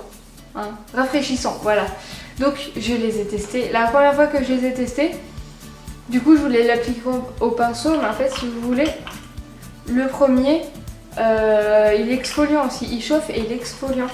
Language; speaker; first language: French; native; French